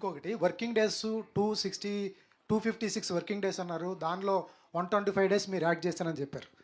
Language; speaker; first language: Telugu; native; Telugu